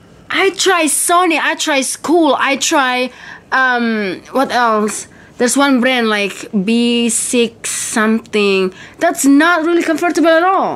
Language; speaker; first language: English; non-native, fluent; Indonesian